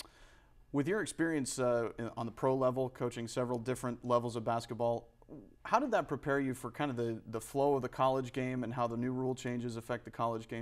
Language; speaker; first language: English; native; English